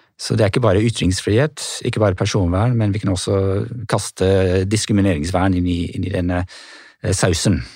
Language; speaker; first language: Norwegian; non-native, fluent; English